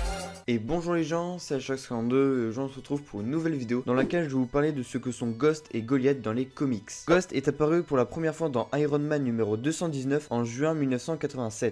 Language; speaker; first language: French; native; French